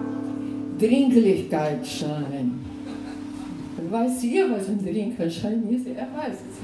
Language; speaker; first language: German; non-native, fluent; Portuguese